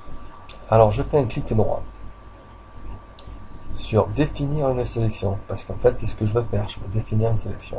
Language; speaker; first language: French; native; French